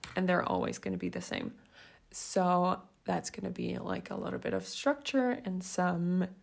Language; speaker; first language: English; non-native, fluent; Swiss German